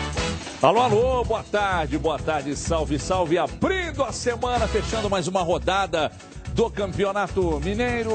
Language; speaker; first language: Portuguese; native; Portuguese